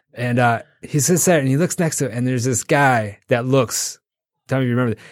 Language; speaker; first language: English; native; English